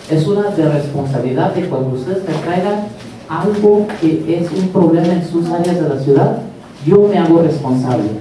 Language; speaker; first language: Spanish; early bilingual, heritage; Spanish